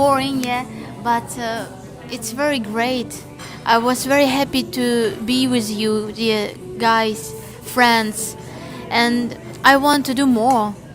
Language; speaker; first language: English; non-native, learner; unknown